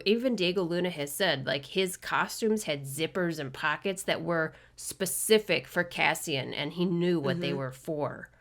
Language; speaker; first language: English; native; English